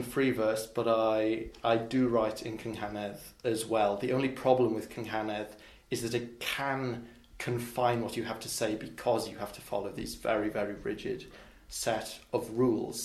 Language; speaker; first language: English; non-native, local second language; Welsh